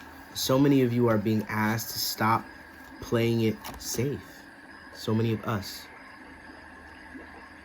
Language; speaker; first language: English; native; English